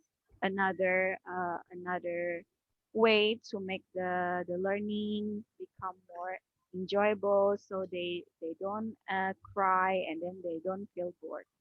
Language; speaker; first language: English; non-native, learner; Indonesian